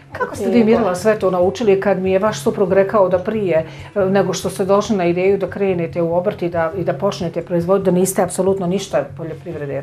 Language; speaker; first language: Croatian; native; Croatian